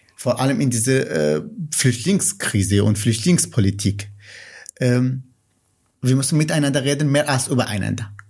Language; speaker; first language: German; non-native, fluent; Kurdish